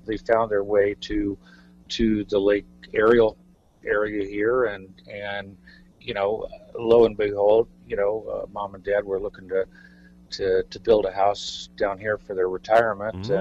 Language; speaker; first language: English; native; English